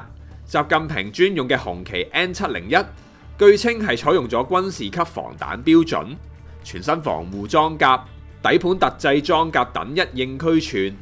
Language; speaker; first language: Chinese; non-native, local second language; Cantonese